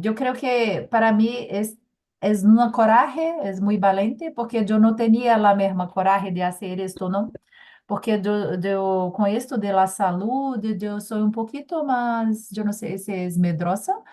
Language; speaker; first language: Spanish; non-native, learner; Portuguese